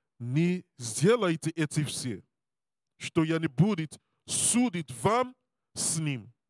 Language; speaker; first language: Russian; non-native, learner; English